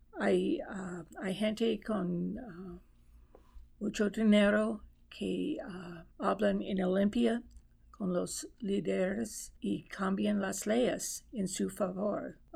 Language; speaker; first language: Spanish; non-native, learner; English